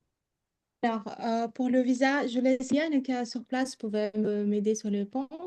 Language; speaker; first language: French; non-native, fluent; Portuguese